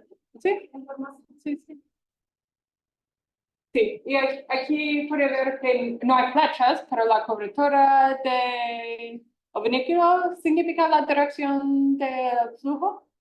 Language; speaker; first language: Spanish; non-native, fluent; English